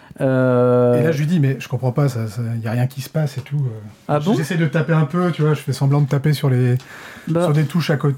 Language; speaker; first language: French; native; French